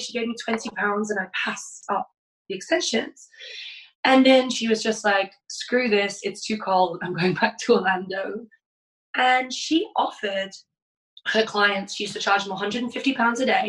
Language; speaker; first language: English; native; English